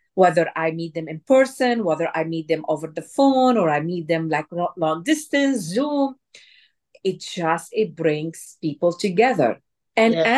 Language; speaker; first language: English; non-native, fluent; Arabic